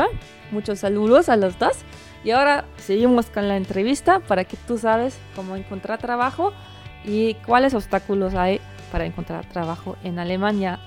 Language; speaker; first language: Spanish; non-native, fluent; German